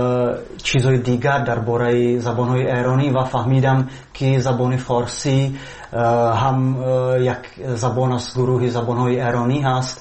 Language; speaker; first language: Persian; non-native, fluent; Slovak